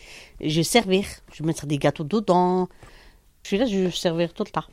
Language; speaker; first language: French; non-native, learner; Arabic